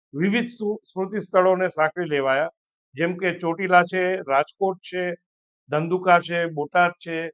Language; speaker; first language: Gujarati; native; Gujarati